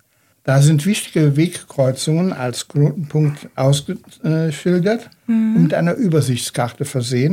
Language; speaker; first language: German; native; German